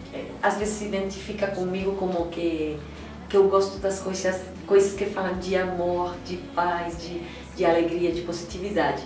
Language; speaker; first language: Portuguese; non-native, fluent; Spanish